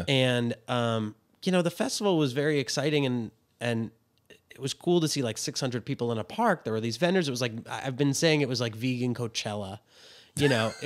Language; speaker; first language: English; native; English